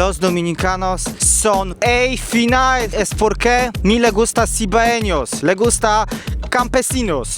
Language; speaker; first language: Spanish; non-native, learner; Polish